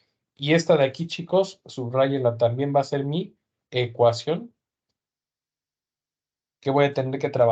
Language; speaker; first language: Spanish; native; Spanish